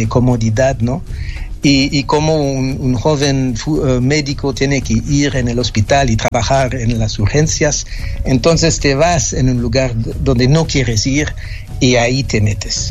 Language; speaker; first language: Spanish; non-native, fluent; French